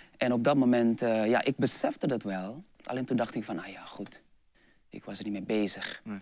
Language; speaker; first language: Dutch; non-native, fluent; Indonesian